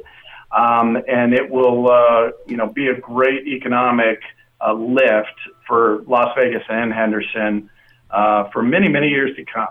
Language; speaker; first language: English; native; English